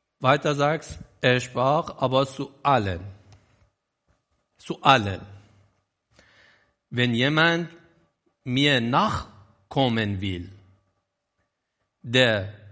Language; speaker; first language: German; non-native, learner; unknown